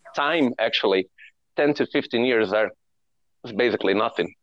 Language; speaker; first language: English; non-native, fluent; Portuguese